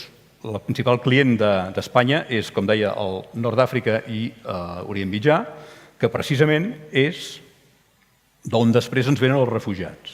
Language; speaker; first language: Catalan; native; Catalan